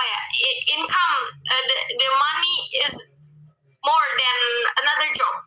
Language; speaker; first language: English; non-native, learner; Indonesian